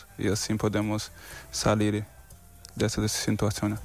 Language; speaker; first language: Spanish; non-native, learner; Portuguese